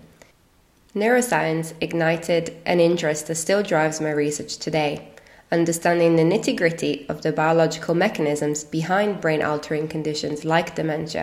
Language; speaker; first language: English; non-native, fluent; Italian